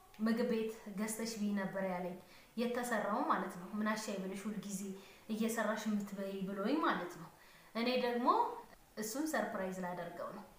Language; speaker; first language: Amharic; native; Amharic